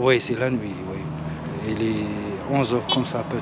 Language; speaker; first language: French; non-native, learner; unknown